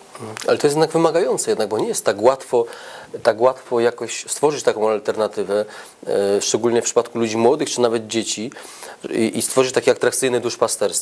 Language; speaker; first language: Polish; native; Polish